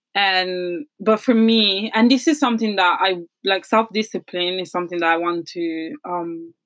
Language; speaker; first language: English; non-native, fluent; Italian